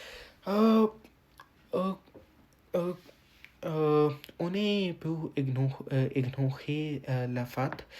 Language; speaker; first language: French; non-native, learner; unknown